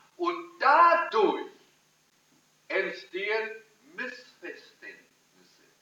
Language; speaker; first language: German; early bilingual, heritage; German